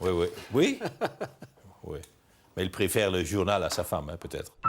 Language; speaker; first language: French; non-native, fluent; Dutch